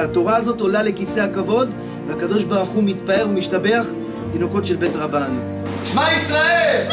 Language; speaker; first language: Hebrew; native; Hebrew